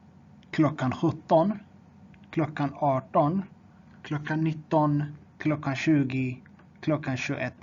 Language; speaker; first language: Swedish; non-native, fluent; Tigrinya